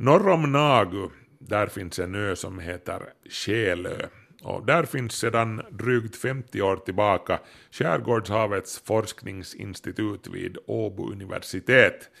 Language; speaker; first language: Swedish; native; Swedish